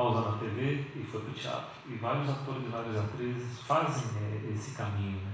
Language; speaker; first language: Portuguese; native; Portuguese